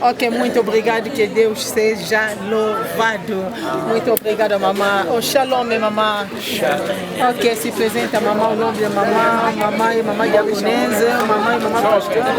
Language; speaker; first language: Portuguese; non-native, learner; Lingala